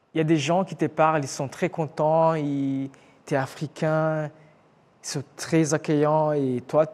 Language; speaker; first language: French; non-native, local second language; Kinyarwanda